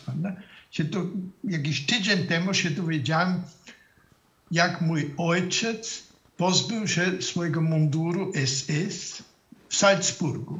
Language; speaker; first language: Polish; non-native, fluent; German